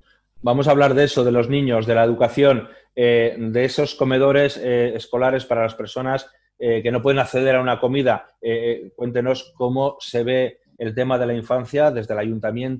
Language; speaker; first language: Spanish; native; Spanish